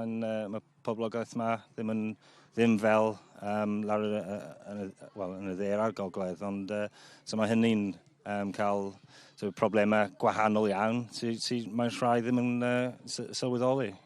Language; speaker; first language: Welsh; non-native, local second language; English